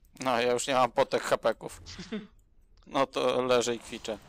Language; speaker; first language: Polish; native; Polish